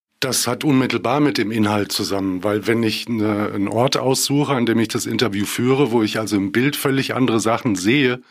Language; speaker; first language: German; native; German